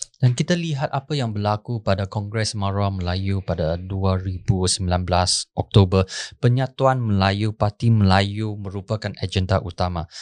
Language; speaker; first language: Malay; non-native, local second language; Chinese